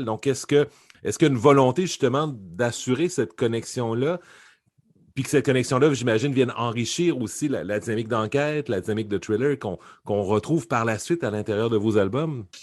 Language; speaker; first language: French; native; French